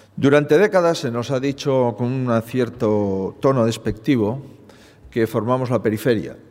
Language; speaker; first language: Spanish; native; Spanish